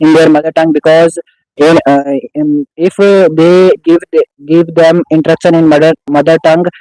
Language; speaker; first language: English; non-native, learner; Hindi